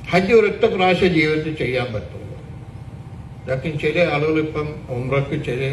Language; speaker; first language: Malayalam; early bilingual, heritage; Malayalam